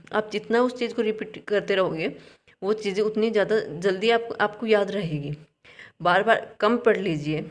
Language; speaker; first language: Hindi; native; Hindi